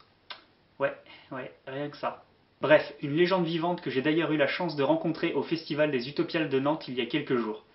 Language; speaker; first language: French; native; French